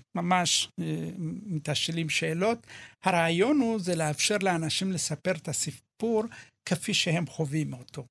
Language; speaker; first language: Hebrew; early bilingual, other home language; Amharic